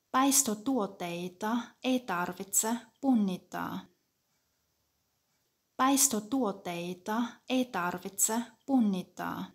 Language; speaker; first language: Finnish; non-native, fluent; German